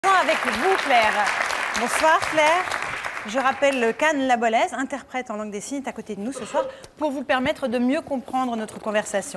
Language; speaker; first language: French; native; French